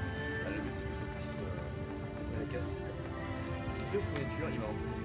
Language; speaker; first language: French; native; French